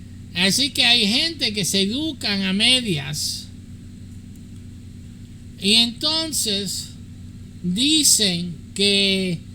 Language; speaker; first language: Spanish; early bilingual, heritage; English